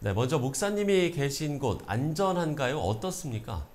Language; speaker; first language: Korean; native; Korean